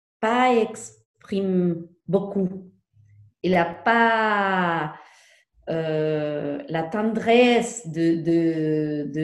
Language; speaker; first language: French; non-native, learner; Spanish